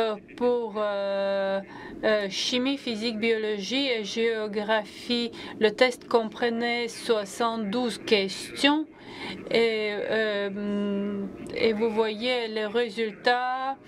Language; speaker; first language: French; non-native, fluent; Latvian